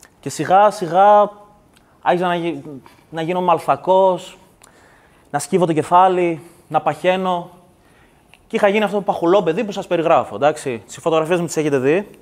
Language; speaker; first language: Greek; early bilingual, other home language; Kurdish